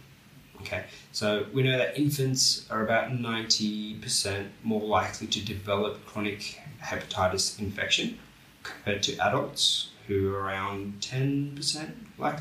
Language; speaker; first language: English; non-native, local second language; Bangla